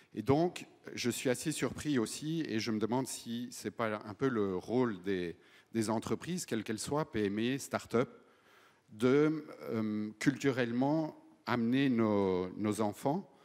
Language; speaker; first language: French; native; French